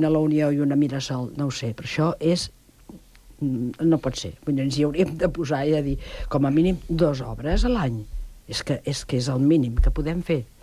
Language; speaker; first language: Catalan; native; Catalan